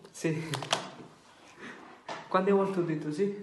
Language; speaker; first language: Italian; native; Italian